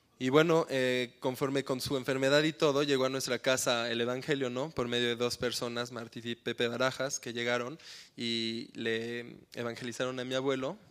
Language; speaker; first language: Spanish; early bilingual, heritage; Spanish